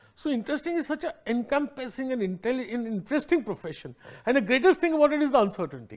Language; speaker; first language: English; non-native, local second language; Hindi